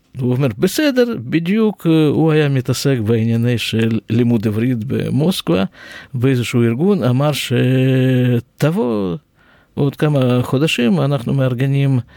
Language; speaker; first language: Hebrew; non-native, fluent; Russian